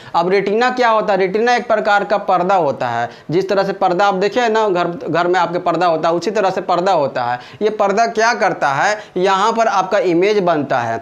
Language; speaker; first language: Hindi; native; Hindi